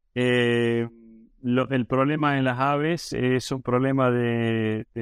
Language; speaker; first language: Spanish; native; Spanish